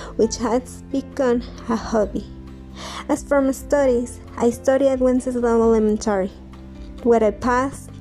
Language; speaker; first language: English; non-native, learner; Spanish